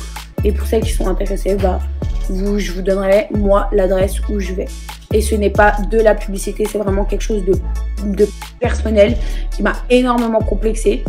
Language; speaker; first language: French; native; French